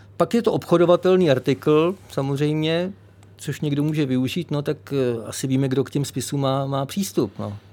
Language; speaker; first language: Czech; native; Czech